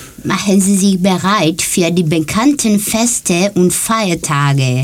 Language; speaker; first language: German; non-native, learner; Greek